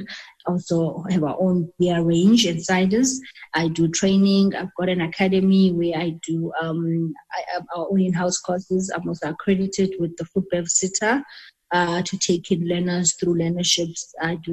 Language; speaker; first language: English; non-native, local second language; Xhosa